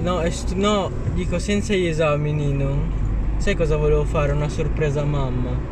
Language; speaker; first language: Italian; early bilingual, other home language; Filipino